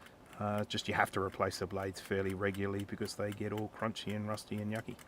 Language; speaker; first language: English; native; English